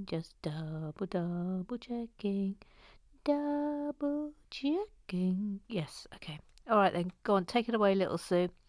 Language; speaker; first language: English; native; English